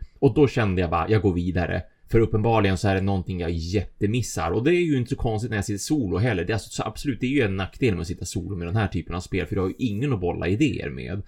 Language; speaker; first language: Swedish; native; Swedish